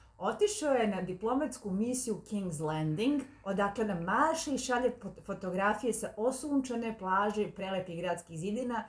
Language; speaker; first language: Serbian; native; Serbian